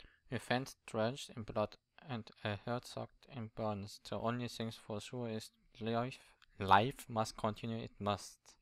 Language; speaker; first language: English; non-native, learner; German